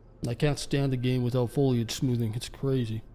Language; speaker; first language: English; native; English